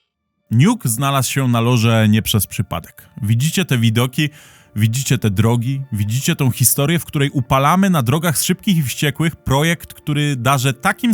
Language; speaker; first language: Polish; native; Polish